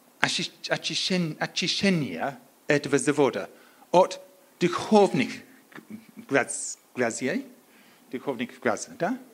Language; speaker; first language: Russian; non-native, learner; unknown